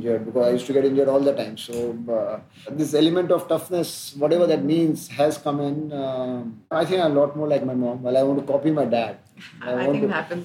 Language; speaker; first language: English; non-native, local second language; Hindi